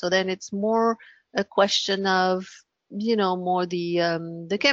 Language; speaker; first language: English; non-native, local second language; French